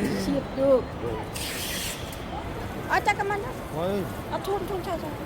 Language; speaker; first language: Korean; non-native, learner; Thai